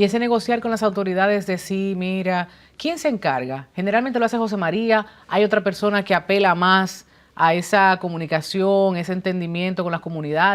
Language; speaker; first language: Spanish; native; Spanish